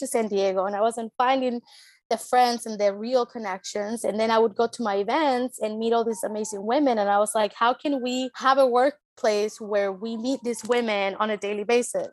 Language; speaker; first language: English; early bilingual, other home language; Spanish